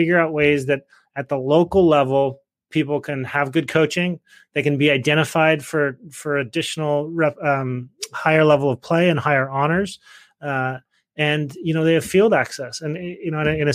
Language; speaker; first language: English; native; English